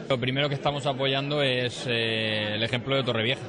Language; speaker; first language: Spanish; native; Spanish